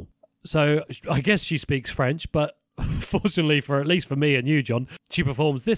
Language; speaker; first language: English; native; English